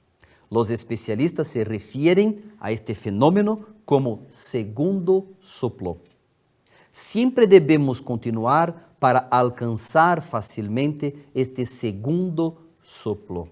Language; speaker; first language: Spanish; non-native, fluent; Portuguese